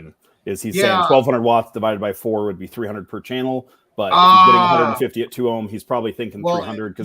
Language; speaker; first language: English; native; English